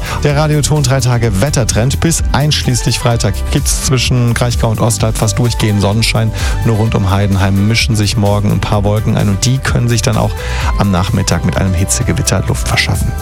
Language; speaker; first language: German; native; German